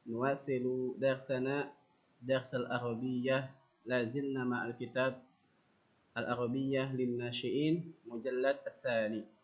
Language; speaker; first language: Arabic; non-native, fluent; Indonesian